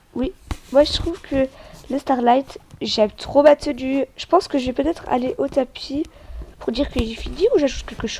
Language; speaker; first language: French; native; French